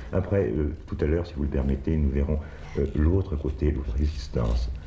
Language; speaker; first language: French; native; French